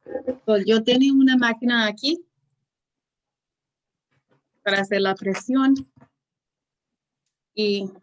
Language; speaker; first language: Spanish; non-native, learner; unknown